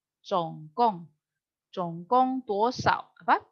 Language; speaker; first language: Chinese; non-native, fluent; Indonesian